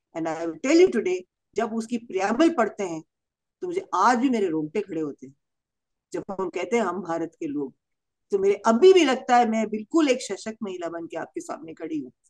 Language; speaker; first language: Hindi; non-native, local second language; Tamil